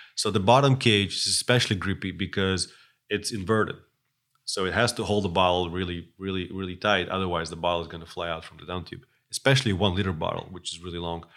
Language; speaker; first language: English; non-native, fluent; Russian